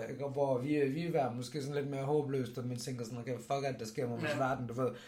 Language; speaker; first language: Danish; native; Danish